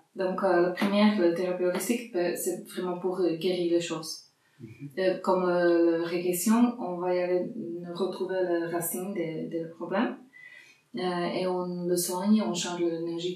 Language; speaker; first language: French; non-native, fluent; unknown